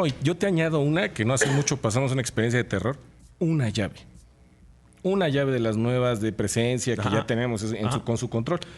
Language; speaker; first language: Spanish; native; Spanish